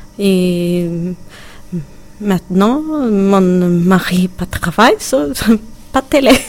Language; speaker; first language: French; non-native, learner; Swedish